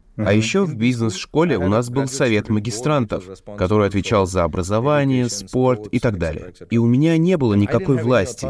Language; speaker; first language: Russian; non-native, fluent; Malayalam